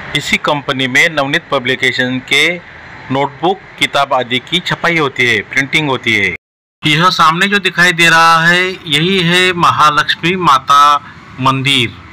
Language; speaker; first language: Hindi; non-native, local second language; Marathi